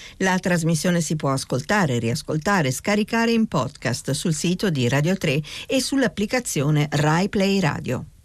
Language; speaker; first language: Italian; native; Italian